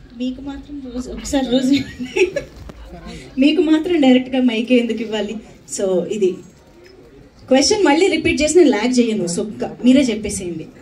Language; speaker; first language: Telugu; native; Telugu